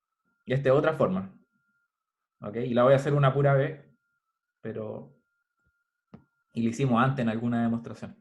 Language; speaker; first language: Spanish; native; Spanish